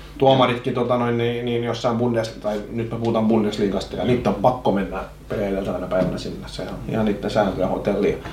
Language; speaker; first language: Finnish; non-native, local second language; Swedish